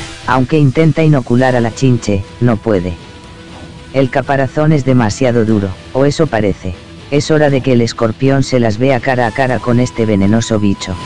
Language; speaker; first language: Spanish; native; Spanish